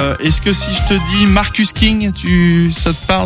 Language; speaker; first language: French; native; French